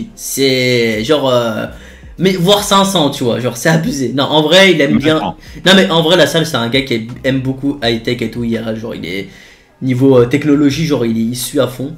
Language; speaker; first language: French; native; French